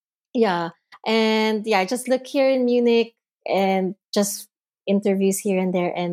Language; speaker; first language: English; non-native, local second language; Filipino